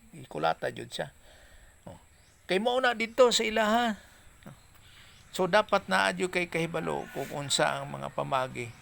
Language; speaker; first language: Cebuano; non-native, local second language; Hiligaynon